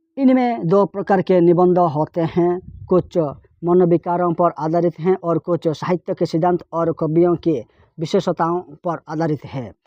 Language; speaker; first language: Hindi; non-native, local second language; Telugu